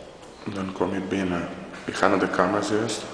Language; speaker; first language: Dutch; non-native, fluent; Portuguese